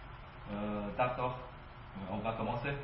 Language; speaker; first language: French; non-native, learner; Vietnamese